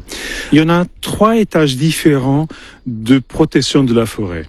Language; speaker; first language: French; non-native, fluent; Portuguese